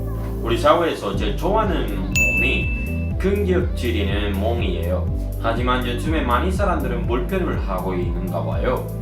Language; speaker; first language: Korean; non-native, learner; Spanish